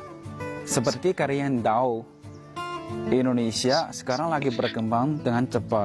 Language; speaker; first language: Indonesian; non-native, fluent; Chinese